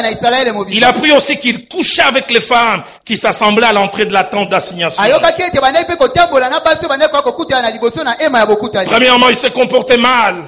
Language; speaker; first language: French; non-native, local second language; Lingala